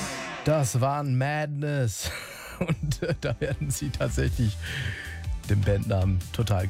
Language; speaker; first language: German; native; German